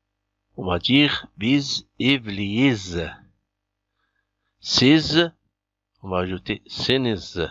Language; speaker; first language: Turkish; non-native, fluent; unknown